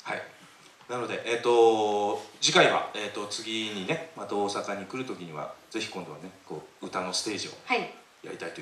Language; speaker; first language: Japanese; native; Japanese